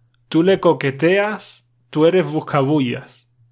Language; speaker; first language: Spanish; native; Spanish